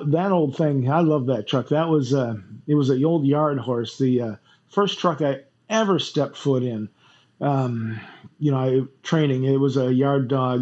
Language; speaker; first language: English; native; English